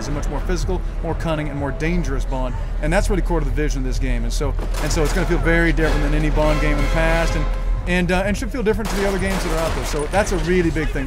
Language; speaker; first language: English; native; English